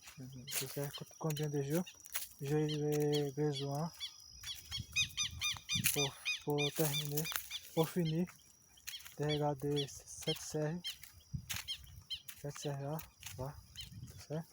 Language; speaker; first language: French; non-native, learner; Portuguese